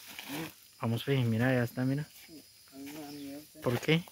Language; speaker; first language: Spanish; native; Spanish